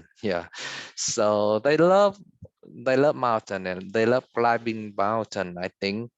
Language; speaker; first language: English; non-native, fluent; Vietnamese